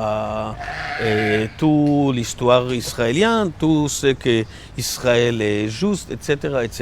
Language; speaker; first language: French; non-native, learner; Hebrew